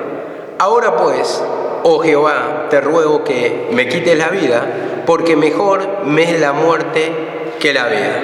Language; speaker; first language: Spanish; native; Spanish